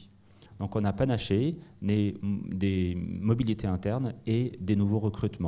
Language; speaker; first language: French; native; French